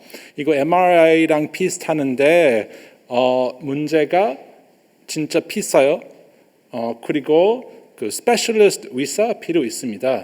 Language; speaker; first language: Korean; non-native, learner; English